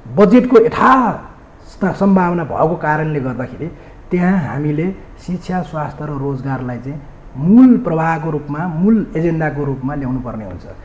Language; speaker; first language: Nepali; non-native, local second language; Newari